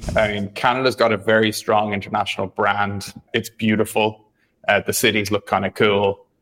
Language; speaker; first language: English; native; English